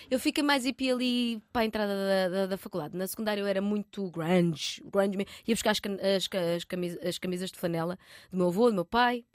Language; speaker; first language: Portuguese; native; Portuguese